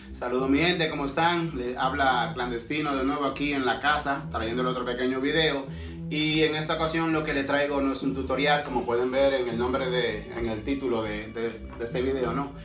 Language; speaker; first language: Spanish; early bilingual, heritage; Spanish